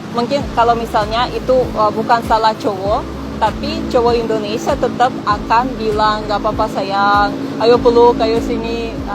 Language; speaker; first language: Indonesian; non-native, fluent; Russian